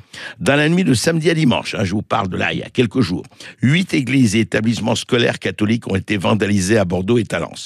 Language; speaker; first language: French; native; French